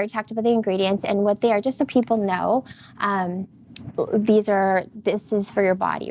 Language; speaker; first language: English; native; English